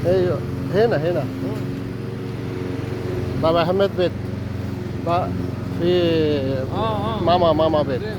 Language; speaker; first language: Arabic; non-native, learner; Bangla